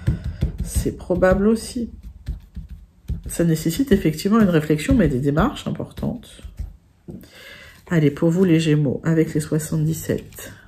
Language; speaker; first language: French; native; French